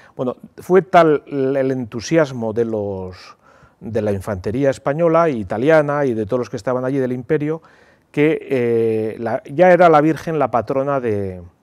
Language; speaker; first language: Spanish; native; Spanish